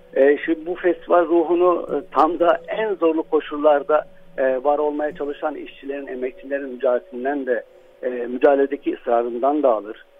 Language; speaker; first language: Turkish; non-native, local second language; Arabic